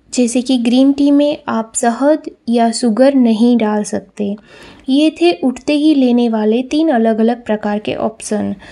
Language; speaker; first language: Hindi; non-native, local second language; Gujarati